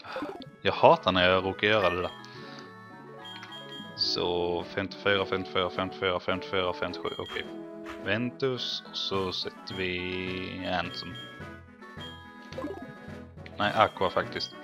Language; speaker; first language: Swedish; native; Swedish